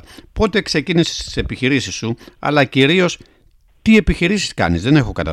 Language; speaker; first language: Greek; native; Greek